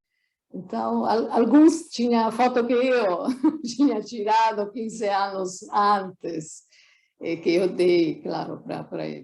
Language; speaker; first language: Portuguese; non-native, fluent; Italian